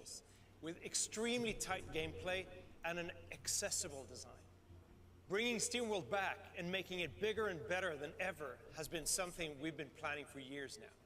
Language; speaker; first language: English; non-native, fluent; Swedish